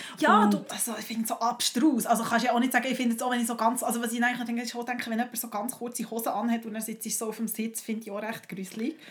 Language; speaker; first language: German; native; German